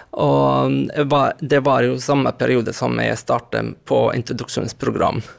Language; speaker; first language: Norwegian; non-native, fluent; Arabic